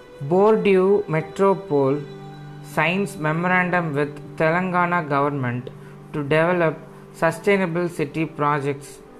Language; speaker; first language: English; non-native, local second language; Tamil